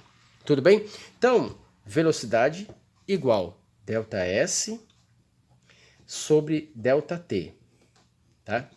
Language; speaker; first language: Portuguese; native; Portuguese